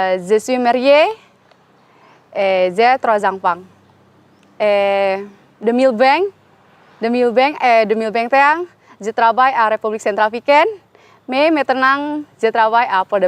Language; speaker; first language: French; non-native, learner; Indonesian